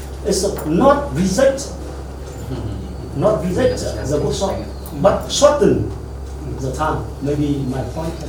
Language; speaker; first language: English; non-native, learner; Vietnamese